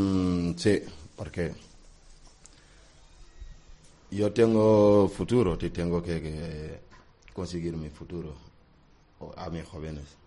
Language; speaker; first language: Spanish; non-native, learner; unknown